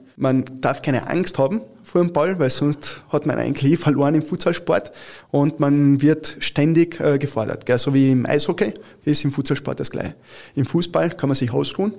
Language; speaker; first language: German; early bilingual, other home language; Italian